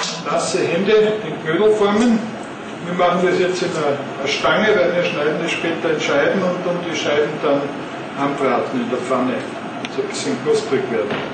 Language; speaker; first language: German; native; German